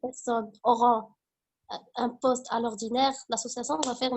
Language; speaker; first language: French; non-native, local second language; Arabic